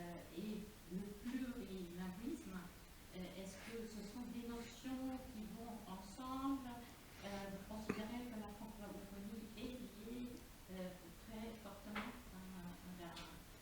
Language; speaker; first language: French; non-native, learner; Portuguese